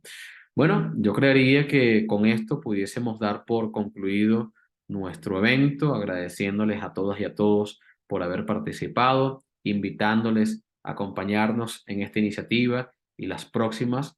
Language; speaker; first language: Spanish; native; Spanish